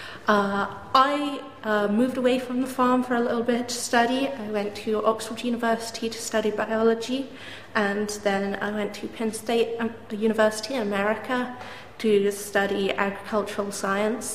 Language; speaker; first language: English; native; English